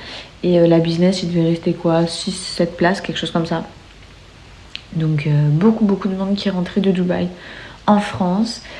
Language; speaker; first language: French; native; French